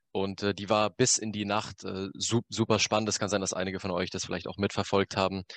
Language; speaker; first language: German; native; German